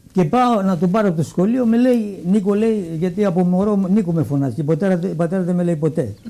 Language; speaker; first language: Greek; native; Greek